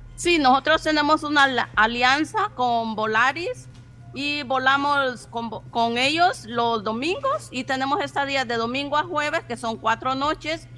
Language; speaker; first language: Spanish; native; Spanish